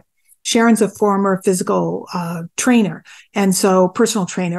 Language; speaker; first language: English; native; English